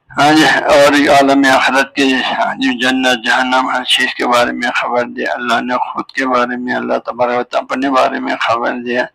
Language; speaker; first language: Urdu; non-native, local second language; Balti